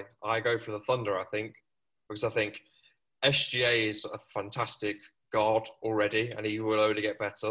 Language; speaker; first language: English; native; English